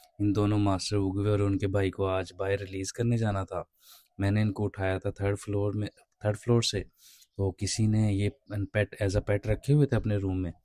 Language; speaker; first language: Urdu; non-native, local second language; Punjabi